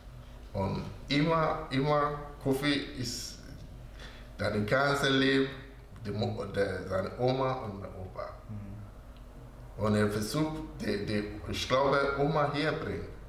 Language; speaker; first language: German; non-native, learner; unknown